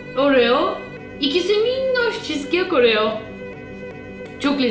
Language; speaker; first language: Turkish; non-native, learner; Russian